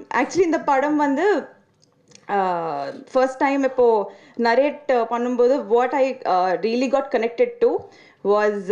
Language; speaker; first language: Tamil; non-native, learner; Telugu